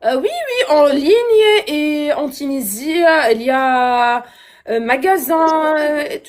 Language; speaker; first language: French; non-native, learner; Arabic